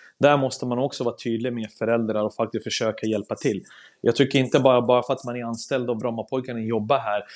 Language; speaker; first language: Swedish; early bilingual, other home language; Serbian